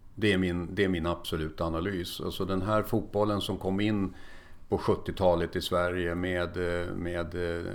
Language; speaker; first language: Swedish; native; Swedish